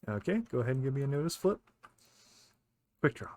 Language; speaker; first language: English; native; English